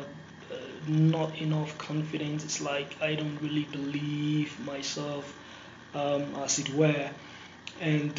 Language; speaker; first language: English; non-native, local second language; Hausa